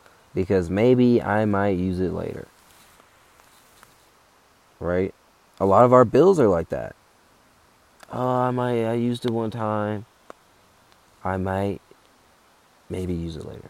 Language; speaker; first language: English; native; English